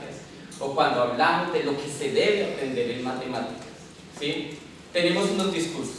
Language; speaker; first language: Spanish; native; Spanish